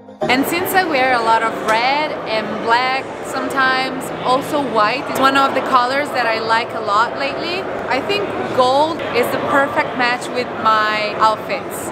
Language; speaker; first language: English; non-native, fluent; Italian